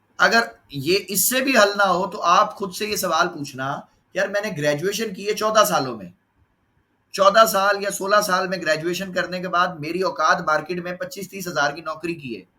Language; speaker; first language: Urdu; non-native, local second language; Punjabi